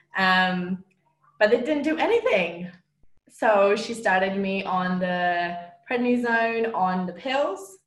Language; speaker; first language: English; non-native, fluent; Romanian